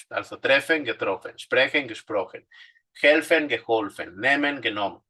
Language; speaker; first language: German; non-native, fluent; Spanish